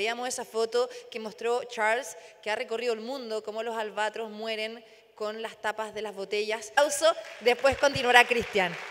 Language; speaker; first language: Spanish; native; Spanish